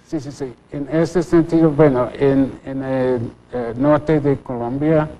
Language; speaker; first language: Spanish; non-native, fluent; English